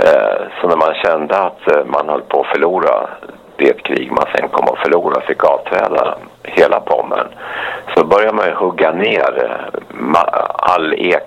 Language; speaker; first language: Swedish; native; Swedish